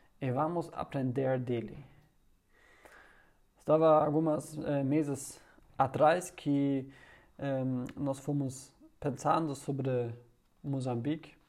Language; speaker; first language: Portuguese; non-native, learner; German